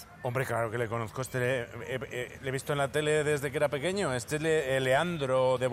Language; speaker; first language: Spanish; native; Spanish